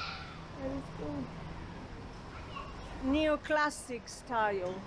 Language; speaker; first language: English; non-native, fluent; Portuguese